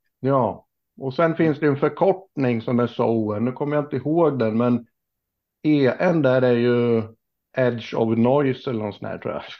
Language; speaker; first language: Swedish; native; Swedish